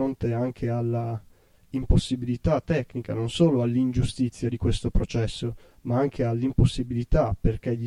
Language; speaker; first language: Italian; native; Italian